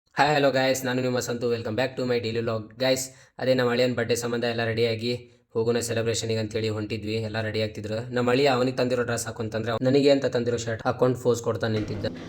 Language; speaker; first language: Kannada; native; Kannada